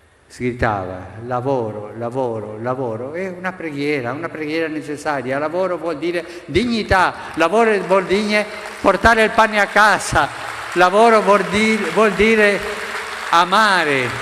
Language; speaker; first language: Italian; non-native, fluent; Spanish